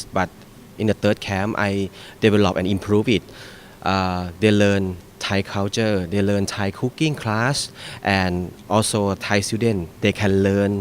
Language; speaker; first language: English; non-native, fluent; Thai